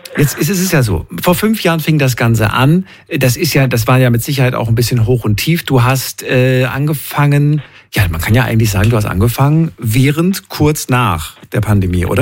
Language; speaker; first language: German; native; German